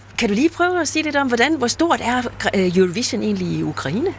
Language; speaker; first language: Danish; native; Danish